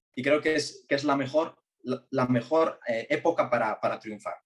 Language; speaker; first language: Spanish; early bilingual, other home language; Arabic